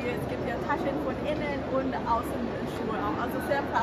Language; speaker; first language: German; early bilingual, heritage; German